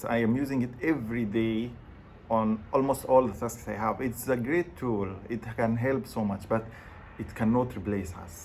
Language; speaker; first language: English; non-native, fluent; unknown